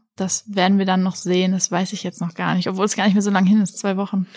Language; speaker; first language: German; native; German